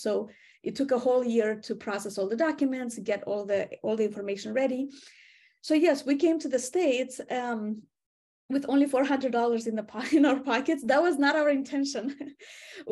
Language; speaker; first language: English; non-native, fluent; Romanian